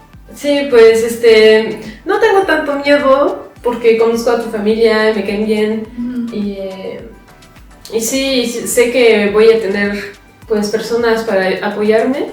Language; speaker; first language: Spanish; non-native, fluent; French